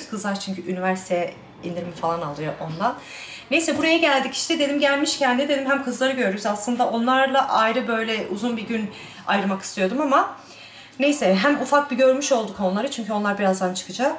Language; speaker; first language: Turkish; native; Turkish